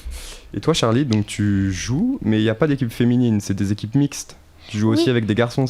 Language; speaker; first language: French; native; French